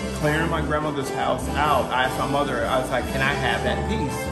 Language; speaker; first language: English; native; English